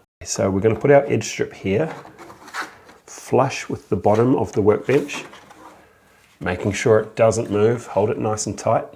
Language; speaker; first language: English; native; English